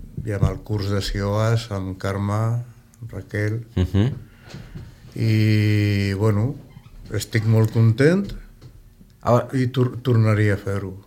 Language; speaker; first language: Catalan; non-native, local second language; Spanish